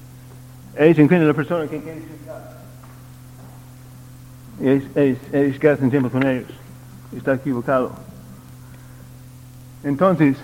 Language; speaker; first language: Spanish; non-native, learner; English